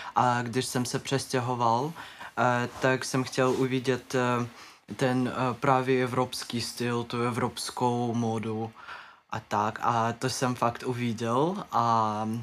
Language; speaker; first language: Czech; non-native, learner; Ukrainian